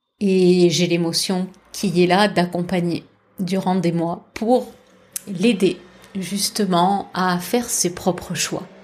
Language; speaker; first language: French; native; French